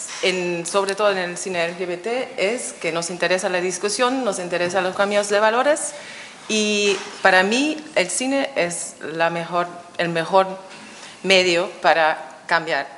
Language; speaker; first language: Spanish; non-native, fluent; German